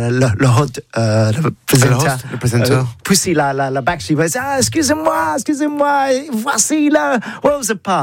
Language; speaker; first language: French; non-native, learner; English